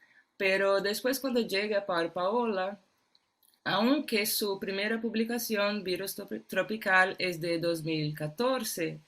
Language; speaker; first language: Spanish; non-native, fluent; Portuguese